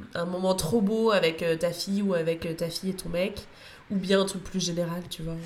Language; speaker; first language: French; native; French